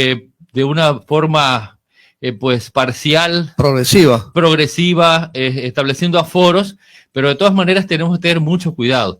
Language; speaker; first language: Spanish; native; Spanish